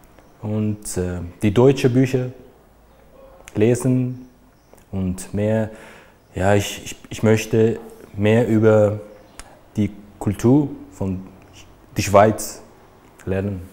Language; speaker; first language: German; non-native, learner; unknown